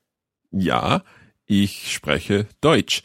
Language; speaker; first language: German; non-native, learner; English